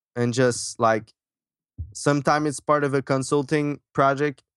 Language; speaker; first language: English; non-native, fluent; French